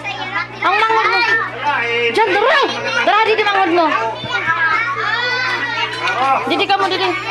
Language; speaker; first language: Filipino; non-native, local second language; Bikol